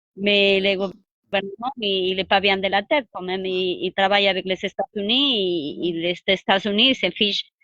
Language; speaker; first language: French; non-native, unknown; Spanish